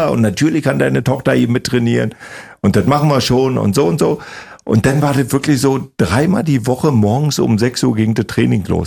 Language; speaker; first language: German; native; German